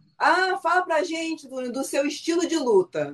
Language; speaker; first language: Portuguese; native; Portuguese